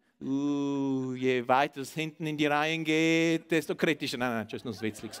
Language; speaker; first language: German; native; German